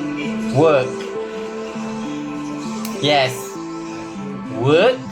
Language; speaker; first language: English; non-native, local second language; Malay